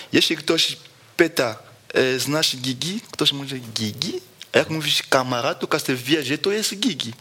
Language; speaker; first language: Polish; non-native, fluent; Lingala